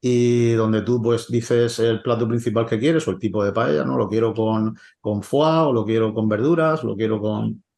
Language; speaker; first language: Spanish; native; Spanish